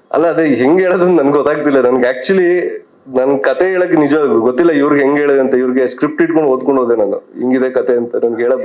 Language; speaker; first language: Kannada; native; Kannada